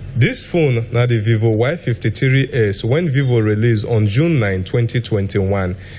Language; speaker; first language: Nigerian Pidgin; native; Nigerian Pidgin